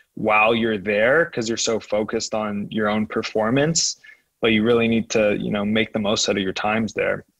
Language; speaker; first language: English; native; English